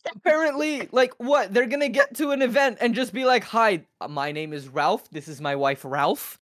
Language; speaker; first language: English; native; English